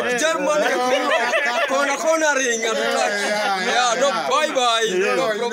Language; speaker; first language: English; non-native, learner; Swahili